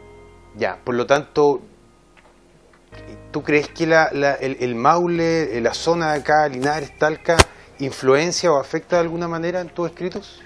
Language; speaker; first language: Spanish; native; Spanish